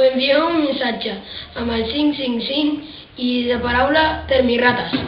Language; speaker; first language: Catalan; non-native, learner; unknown